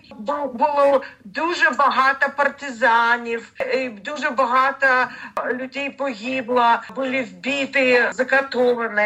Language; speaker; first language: Ukrainian; non-native, learner; Russian